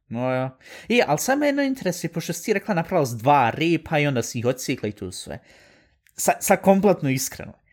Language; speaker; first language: Bosnian; early bilingual, heritage; Bosnian